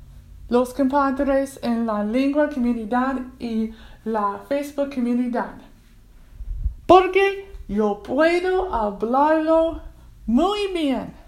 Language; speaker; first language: Spanish; non-native, learner; English